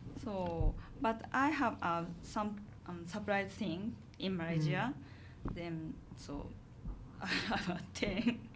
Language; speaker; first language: English; non-native, learner; Japanese